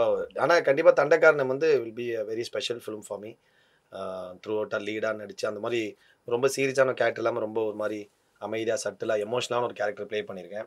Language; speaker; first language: Tamil; native; Tamil